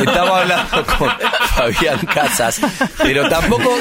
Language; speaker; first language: Spanish; native; Spanish